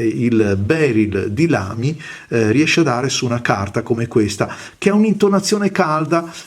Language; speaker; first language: Italian; native; Italian